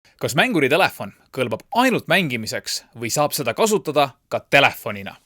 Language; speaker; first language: Estonian; native; Estonian